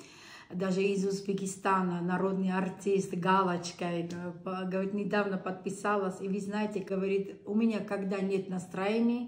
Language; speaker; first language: Russian; non-native, local second language; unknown